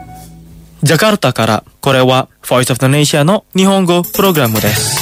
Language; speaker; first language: Japanese; non-native, fluent; Indonesian